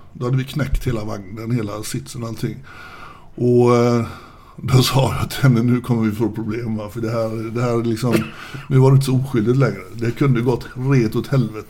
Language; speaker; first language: Swedish; native; Swedish